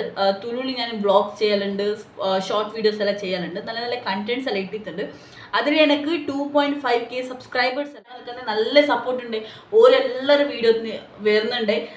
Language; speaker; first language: Malayalam; non-native, local second language; Tulu